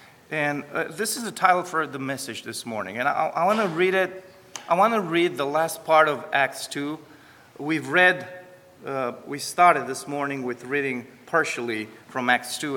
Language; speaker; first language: English; non-native, fluent; Romanian